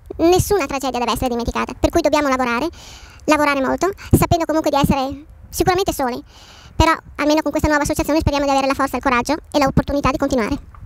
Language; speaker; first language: Italian; native; Italian